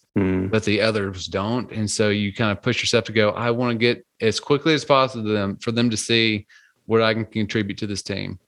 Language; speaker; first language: English; native; English